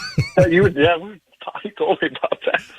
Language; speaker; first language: English; native; English